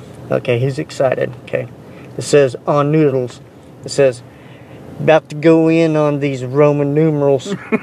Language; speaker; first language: English; native; English